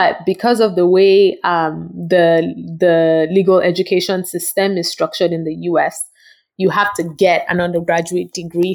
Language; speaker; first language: English; non-native, local second language; Yoruba